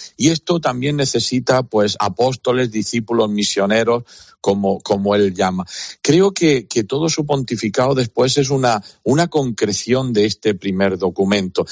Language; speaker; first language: Spanish; native; Spanish